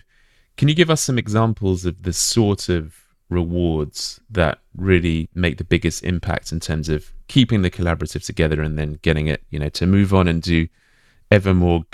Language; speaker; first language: English; native; English